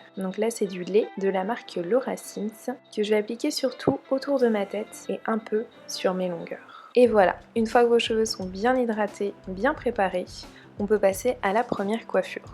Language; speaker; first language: French; native; French